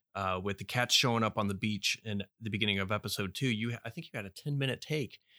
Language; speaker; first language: English; native; English